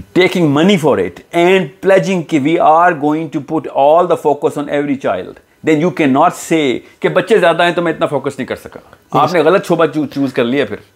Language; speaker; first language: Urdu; native; Urdu